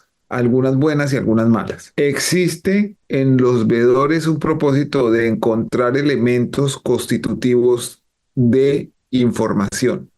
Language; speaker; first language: Spanish; native; Spanish